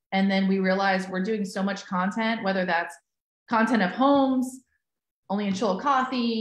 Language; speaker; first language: English; native; English